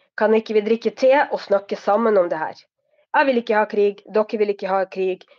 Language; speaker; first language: Norwegian; non-native, fluent; Russian